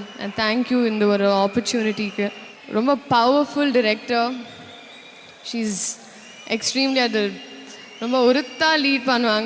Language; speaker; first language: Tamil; non-native, learner; Telugu